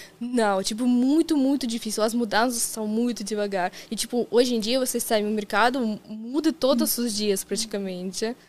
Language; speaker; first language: Portuguese; non-native, fluent; Russian